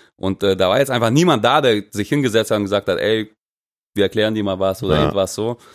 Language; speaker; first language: German; non-native, fluent; Russian